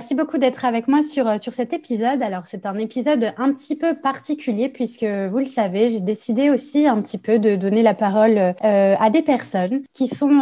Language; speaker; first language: French; native; French